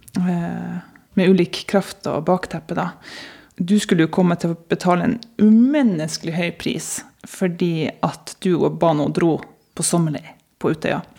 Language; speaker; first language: Norwegian; native; Norwegian